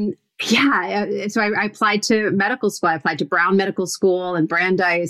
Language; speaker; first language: English; native; English